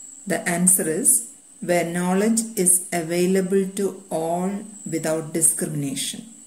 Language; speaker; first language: English; non-native, local second language; Malayalam